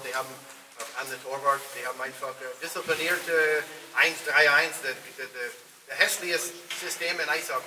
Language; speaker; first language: German; non-native, learner; English